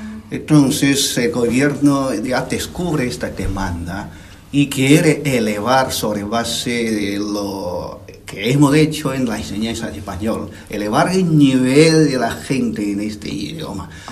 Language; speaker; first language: Spanish; non-native, fluent; Chinese